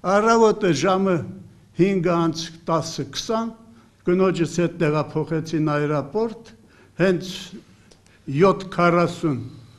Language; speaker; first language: Armenian; early bilingual, heritage; Armenian